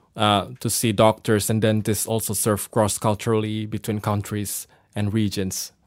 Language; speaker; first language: English; non-native, fluent; Indonesian